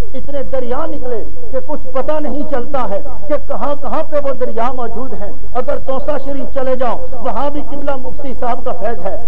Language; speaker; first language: Urdu; non-native, local second language; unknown